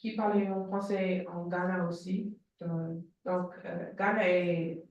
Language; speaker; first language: French; non-native, learner; English